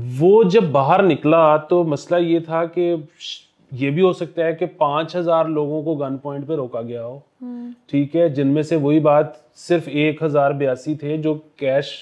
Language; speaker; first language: Urdu; native; Urdu